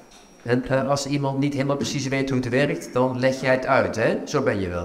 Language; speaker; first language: Dutch; native; Dutch